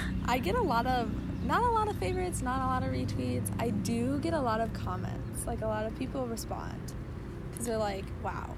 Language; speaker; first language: English; native; English